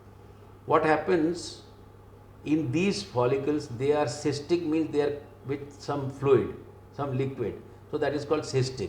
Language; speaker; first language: English; non-native, local second language; Hindi